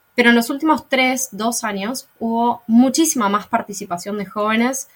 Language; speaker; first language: Spanish; native; Spanish